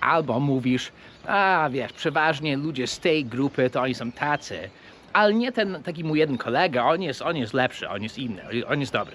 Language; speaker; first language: Polish; early bilingual, heritage; English